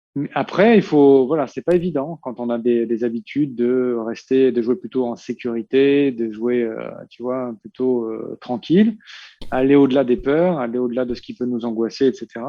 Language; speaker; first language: French; early bilingual, heritage; Portuguese